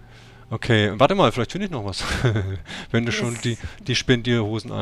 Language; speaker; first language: German; native; German